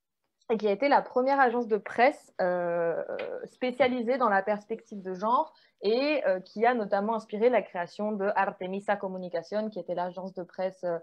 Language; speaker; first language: French; native; French